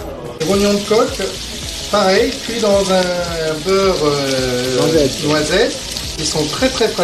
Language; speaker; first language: French; native; French